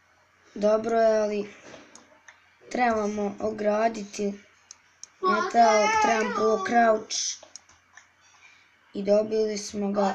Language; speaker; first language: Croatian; early bilingual, heritage; Serbian